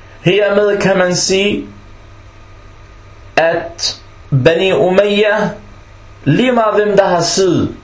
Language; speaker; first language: Danish; early bilingual, other home language; Arabic